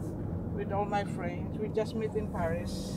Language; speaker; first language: English; non-native, local second language; Filipino